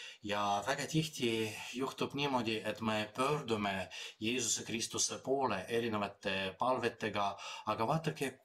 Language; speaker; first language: Estonian; non-native, fluent; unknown